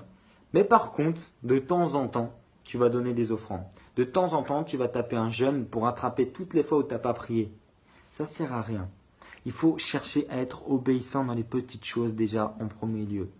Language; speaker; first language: French; native; French